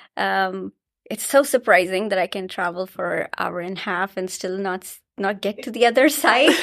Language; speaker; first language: English; non-native, local second language; Hindi